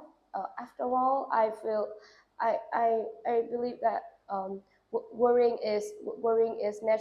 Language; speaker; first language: English; non-native, learner; Vietnamese